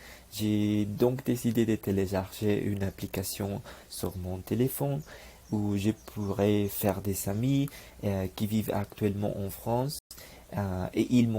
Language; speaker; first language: French; non-native, learner; Spanish